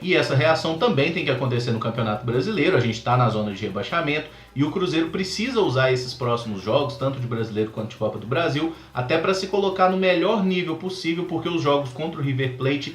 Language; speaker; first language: Portuguese; native; Portuguese